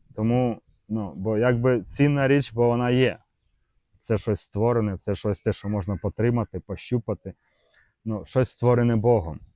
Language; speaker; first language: Ukrainian; non-native, local second language; Russian